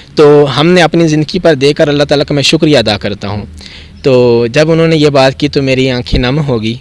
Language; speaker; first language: Urdu; non-native, local second language; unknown